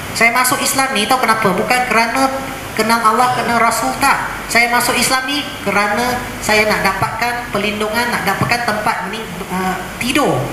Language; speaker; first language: Malay; non-native, local second language; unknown